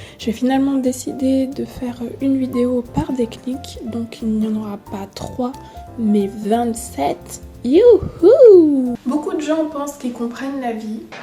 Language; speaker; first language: French; native; French